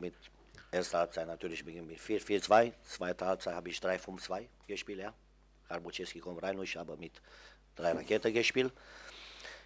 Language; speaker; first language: German; non-native, fluent; Romanian